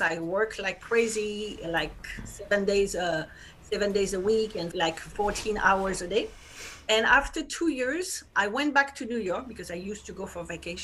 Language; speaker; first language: English; non-native, fluent; French